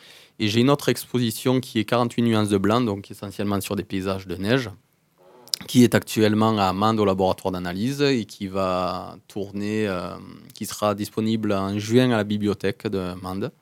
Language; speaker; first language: French; native; French